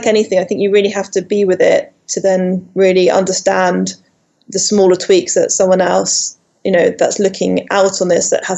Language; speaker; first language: English; native; English